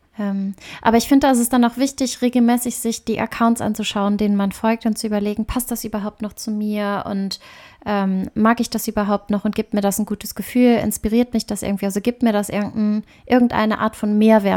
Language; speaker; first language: German; native; German